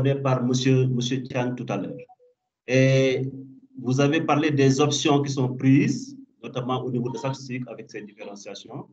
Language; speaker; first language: French; non-native, local second language; Wolof